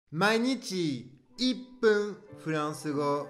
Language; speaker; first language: Japanese; non-native, fluent; French